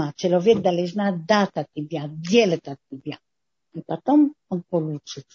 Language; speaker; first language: Russian; non-native, learner; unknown